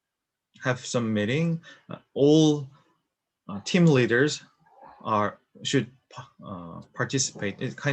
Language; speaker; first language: English; non-native, learner; Korean